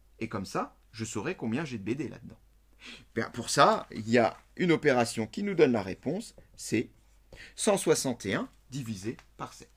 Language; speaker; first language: French; native; French